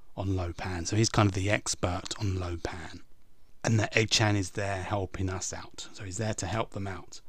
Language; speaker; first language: English; native; English